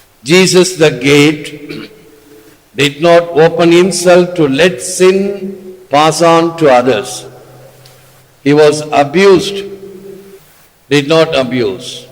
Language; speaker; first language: English; non-native, local second language; Tamil